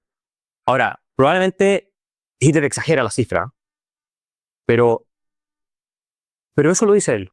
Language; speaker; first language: Spanish; native; Spanish